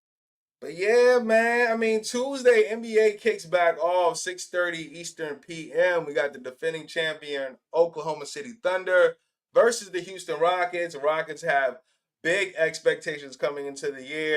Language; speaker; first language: English; native; English